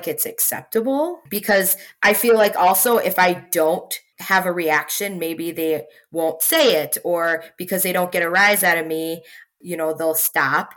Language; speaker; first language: English; native; English